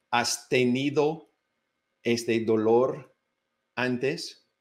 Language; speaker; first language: Spanish; non-native, fluent; English